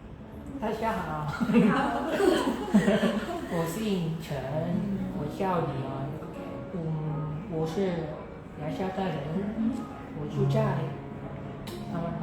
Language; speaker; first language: Chinese; non-native, learner; Indonesian